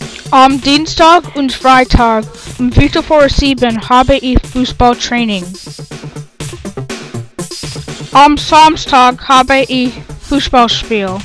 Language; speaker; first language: German; non-native, learner; English